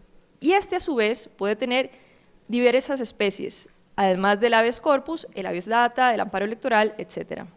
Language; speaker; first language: Spanish; native; Spanish